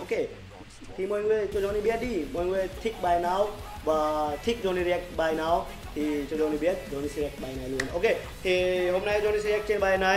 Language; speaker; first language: Vietnamese; non-native, learner; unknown